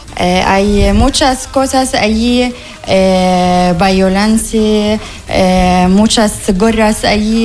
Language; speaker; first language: Spanish; non-native, learner; Arabic